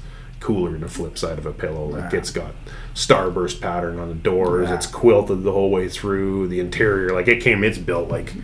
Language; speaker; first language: English; native; English